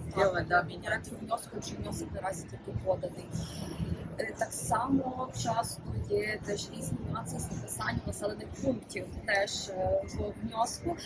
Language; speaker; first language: Ukrainian; native; Ukrainian